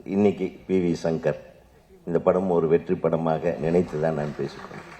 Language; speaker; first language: Tamil; native; Tamil